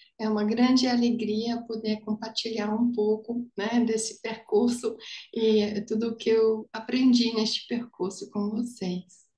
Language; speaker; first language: Portuguese; non-native, fluent; German